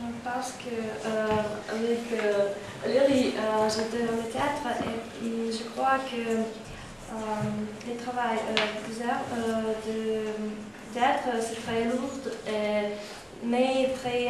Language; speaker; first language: French; non-native, learner; Russian